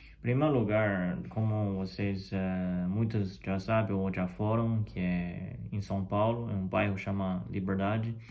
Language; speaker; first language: Portuguese; non-native, fluent; Chinese